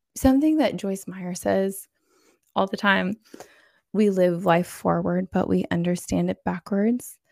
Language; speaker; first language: English; native; English